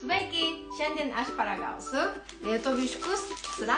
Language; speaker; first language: Lithuanian; non-native, learner; Japanese